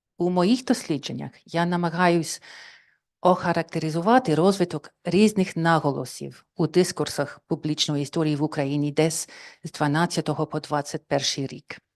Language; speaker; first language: Ukrainian; non-native, fluent; English